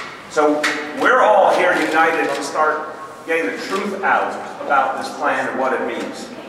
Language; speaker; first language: English; native; English